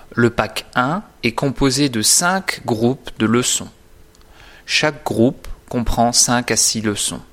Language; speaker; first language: French; native; French